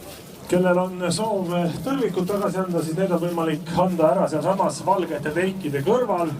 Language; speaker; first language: Estonian; native; Estonian